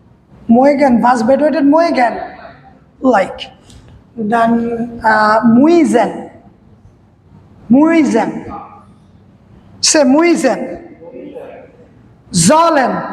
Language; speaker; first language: German; non-native, fluent; Bangla